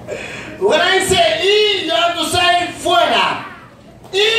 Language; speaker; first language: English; non-native, learner; Spanish